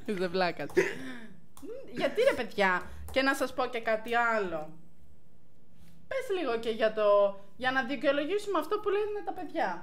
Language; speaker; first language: Greek; native; Greek